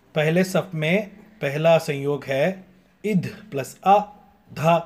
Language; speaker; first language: Hindi; non-native, local second language; Tamil